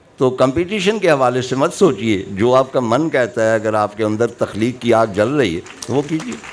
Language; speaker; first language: Urdu; non-native, local second language; Punjabi